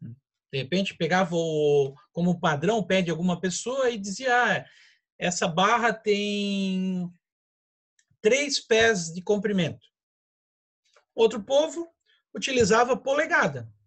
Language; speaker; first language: Portuguese; native; Portuguese